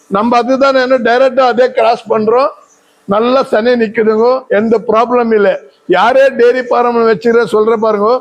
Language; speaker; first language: Tamil; non-native, local second language; Telugu